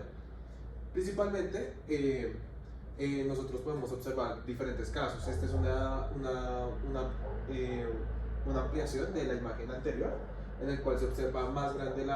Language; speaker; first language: Spanish; native; Spanish